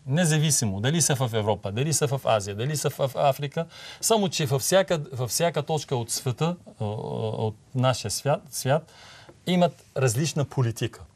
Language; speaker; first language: Bulgarian; non-native, fluent; Arabic